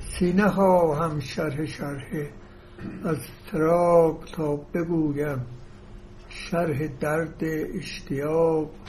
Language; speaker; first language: Persian; native; Persian